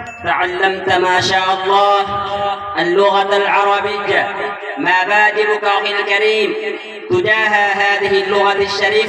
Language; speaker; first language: Arabic; non-native, learner; Urdu